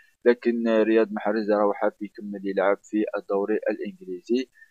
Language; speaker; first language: Arabic; native; Arabic